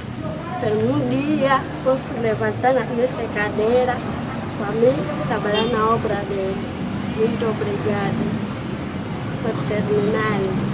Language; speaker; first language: Portuguese; non-native, learner; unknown